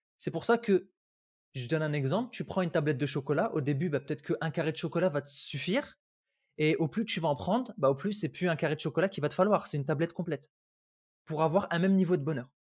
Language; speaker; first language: French; early bilingual, other home language; Arabic